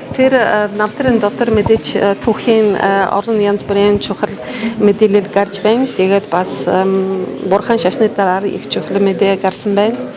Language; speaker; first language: Mongolian; non-native, fluent; Polish